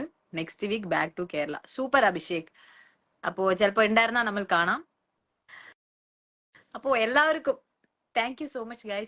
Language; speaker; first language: Malayalam; early bilingual, heritage; Malayalam